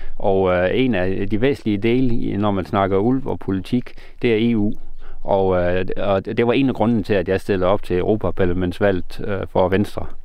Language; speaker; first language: Danish; native; Danish